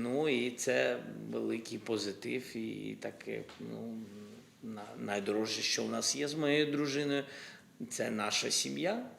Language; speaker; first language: Ukrainian; non-native, local second language; Russian